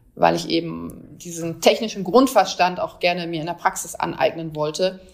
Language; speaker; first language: German; native; German